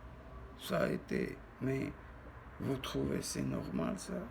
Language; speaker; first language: French; non-native, learner; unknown